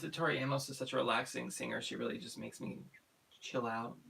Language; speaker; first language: English; native; English